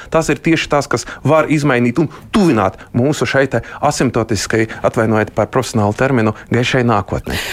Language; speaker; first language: Latvian; non-native, local second language; Russian